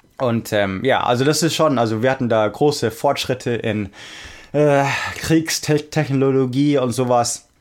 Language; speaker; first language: German; non-native, fluent; English